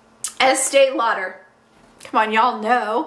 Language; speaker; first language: English; native; English